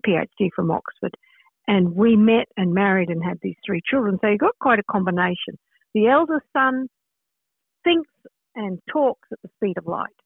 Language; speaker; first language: English; native; English